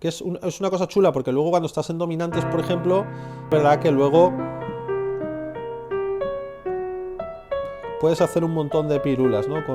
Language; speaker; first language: Spanish; native; Spanish